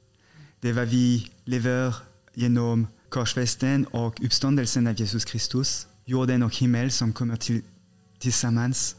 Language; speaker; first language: Swedish; non-native, fluent; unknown